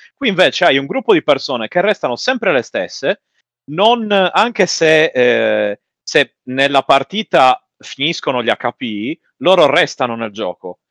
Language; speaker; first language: Italian; native; Italian